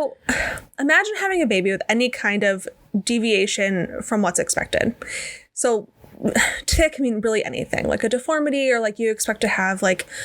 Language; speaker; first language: English; native; English